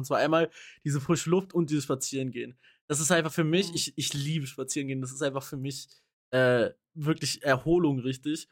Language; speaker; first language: German; native; German